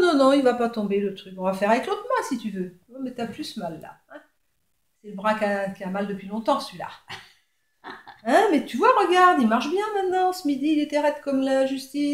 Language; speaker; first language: French; native; French